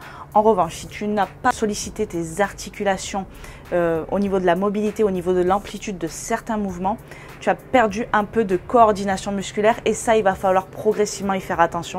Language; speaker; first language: French; native; French